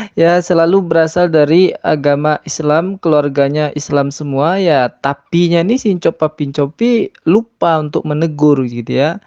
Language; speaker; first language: Indonesian; native; Indonesian